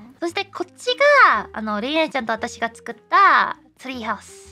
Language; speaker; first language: Japanese; non-native, learner; English